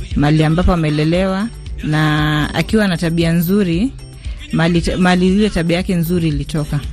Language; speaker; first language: Swahili; non-native, local second language; Luo (Kenya and Tanzania)